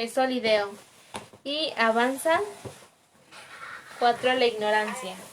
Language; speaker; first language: Spanish; native; Spanish